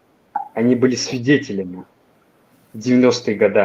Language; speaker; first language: Russian; non-native, local second language; Tajik